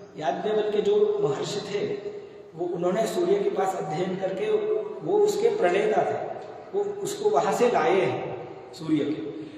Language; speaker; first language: Hindi; non-native, local second language; Marathi